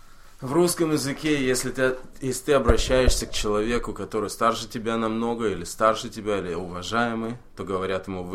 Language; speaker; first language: Russian; early bilingual, heritage; Russian